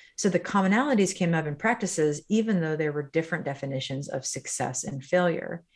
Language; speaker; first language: English; native; English